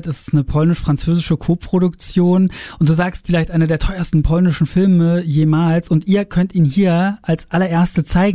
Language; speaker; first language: German; native; German